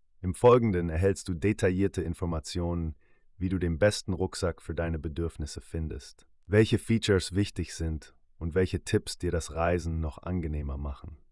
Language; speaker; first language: German; native; German